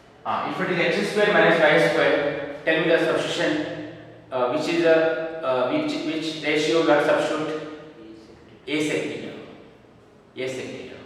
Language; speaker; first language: English; non-native, local second language; Kannada